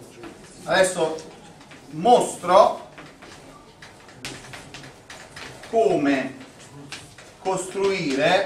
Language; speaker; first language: Italian; native; Italian